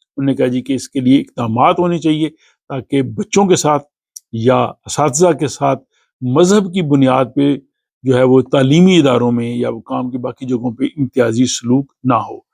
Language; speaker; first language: Urdu; non-native, local second language; Punjabi